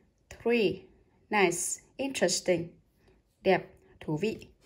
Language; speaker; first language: English; non-native, fluent; Vietnamese